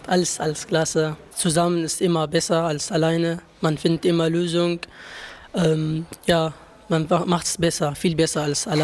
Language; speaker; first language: German; non-native, learner; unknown